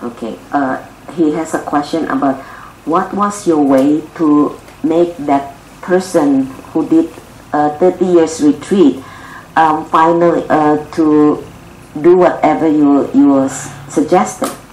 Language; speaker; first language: English; non-native, fluent; Indonesian